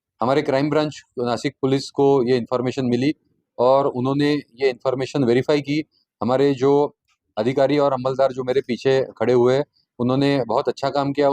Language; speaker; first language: Hindi; non-native, local second language; Marathi